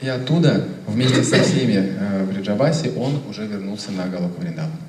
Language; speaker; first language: Russian; native; Russian